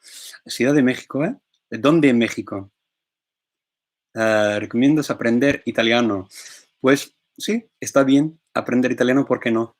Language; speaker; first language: Spanish; non-native, fluent; English